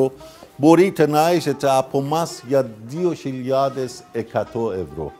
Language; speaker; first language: Greek; non-native, fluent; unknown